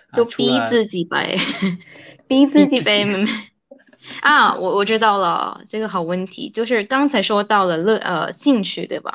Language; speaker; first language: Chinese; early bilingual, heritage; Chinese